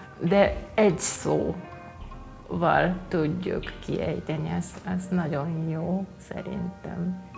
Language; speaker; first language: Hungarian; non-native, fluent; Japanese